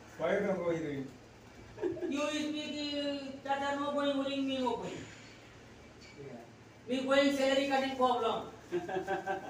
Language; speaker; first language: English; non-native, learner; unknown